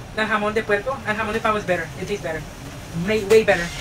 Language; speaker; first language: English; early bilingual, other home language; Spanish